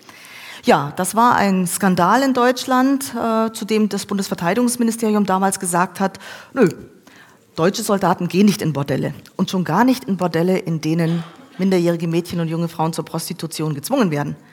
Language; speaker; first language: German; native; German